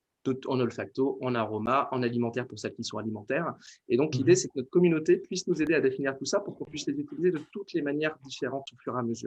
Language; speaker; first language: French; native; French